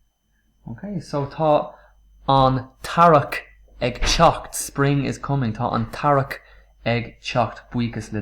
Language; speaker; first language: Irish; non-native, local second language; English